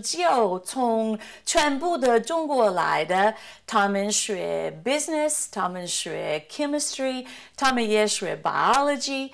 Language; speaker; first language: Chinese; non-native, fluent; English